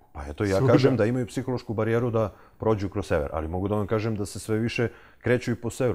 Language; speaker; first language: Serbian; native; Serbian